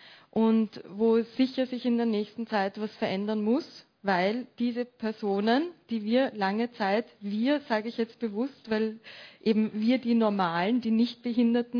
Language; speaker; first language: German; native; German